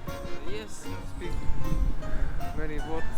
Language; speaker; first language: English; non-native, learner; Russian